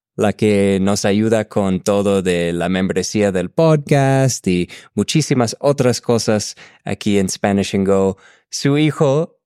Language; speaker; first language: Spanish; non-native, fluent; English